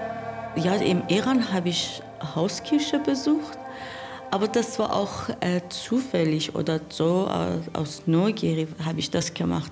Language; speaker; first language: German; non-native, learner; Persian